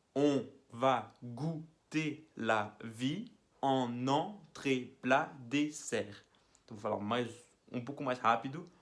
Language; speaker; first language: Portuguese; non-native, fluent; French